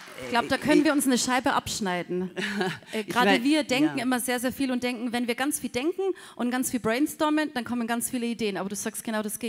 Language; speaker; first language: German; native; German